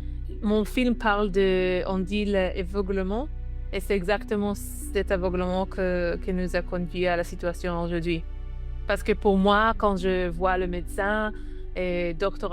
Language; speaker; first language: French; non-native, learner; Hebrew